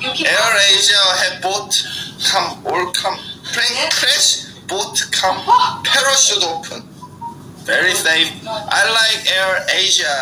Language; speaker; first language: English; non-native, learner; Korean